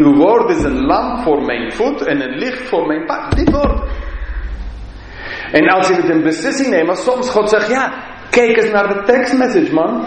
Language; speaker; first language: Dutch; non-native, fluent; English